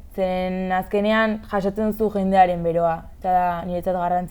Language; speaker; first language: Basque; non-native, local second language; Spanish